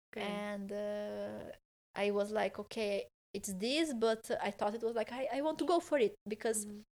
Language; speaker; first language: English; non-native, fluent; Portuguese